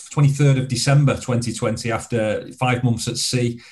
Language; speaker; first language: English; native; English